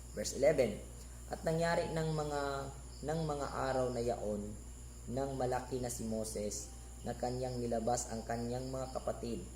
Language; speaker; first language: Filipino; non-native, local second language; Cebuano